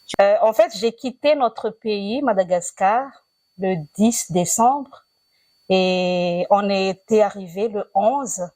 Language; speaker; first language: French; non-native, local second language; Malagasy